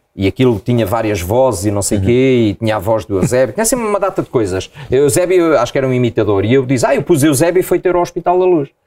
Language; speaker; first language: Portuguese; native; Portuguese